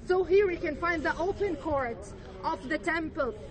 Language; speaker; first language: English; non-native, fluent; Arabic